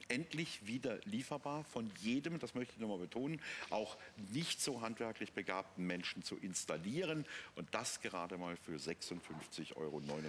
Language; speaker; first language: German; native; German